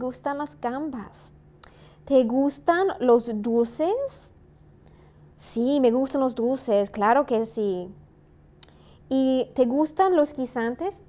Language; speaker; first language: Spanish; non-native, fluent; English